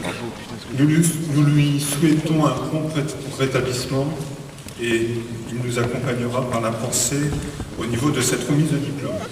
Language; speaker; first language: French; native; French